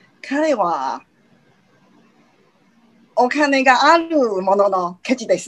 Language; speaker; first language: Japanese; non-native, learner; Chinese